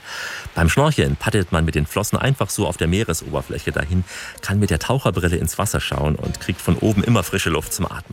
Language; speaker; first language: German; native; German